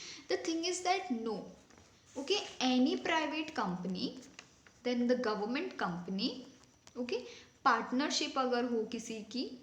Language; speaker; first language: English; non-native, local second language; Hindi